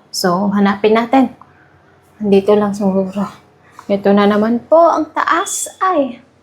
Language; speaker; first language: Filipino; non-native, local second language; Iloko